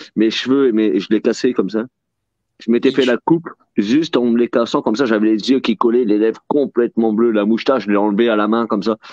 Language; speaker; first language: French; native; French